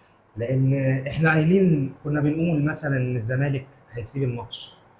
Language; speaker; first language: Arabic; native; Arabic